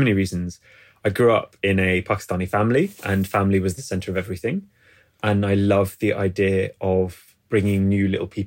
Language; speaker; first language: English; native; English